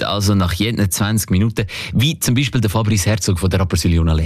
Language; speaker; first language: German; native; German